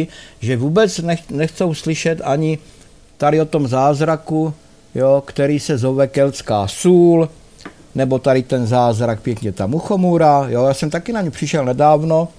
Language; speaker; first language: Czech; native; Czech